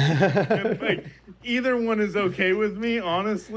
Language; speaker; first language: English; native; English